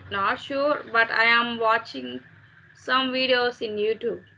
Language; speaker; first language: English; non-native, learner; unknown